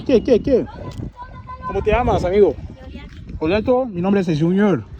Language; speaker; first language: Spanish; non-native, learner; French